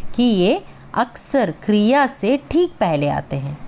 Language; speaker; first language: Hindi; non-native, local second language; Malayalam